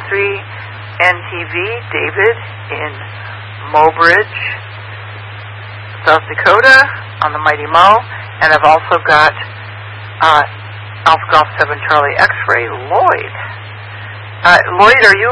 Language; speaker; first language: English; native; English